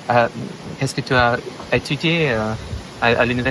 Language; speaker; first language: French; non-native, fluent; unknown